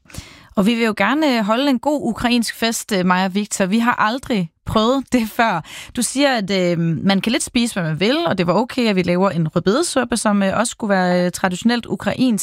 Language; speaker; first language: Danish; native; Danish